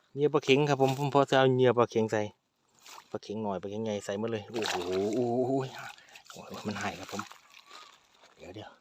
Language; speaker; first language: Thai; native; Thai